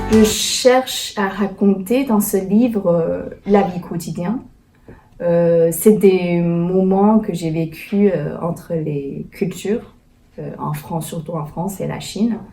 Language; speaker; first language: French; non-native, fluent; Chinese